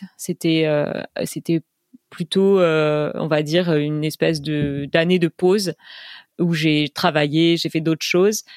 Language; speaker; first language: French; native; French